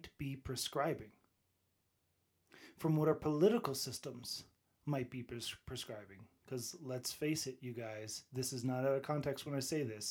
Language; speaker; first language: English; native; English